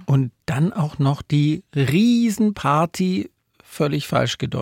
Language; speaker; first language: German; native; German